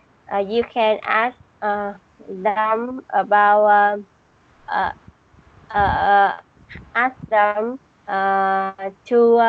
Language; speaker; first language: English; non-native, learner; Vietnamese